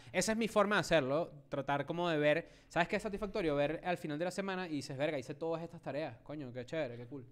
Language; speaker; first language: Spanish; native; Spanish